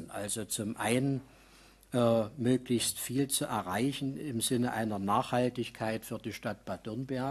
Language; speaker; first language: German; native; German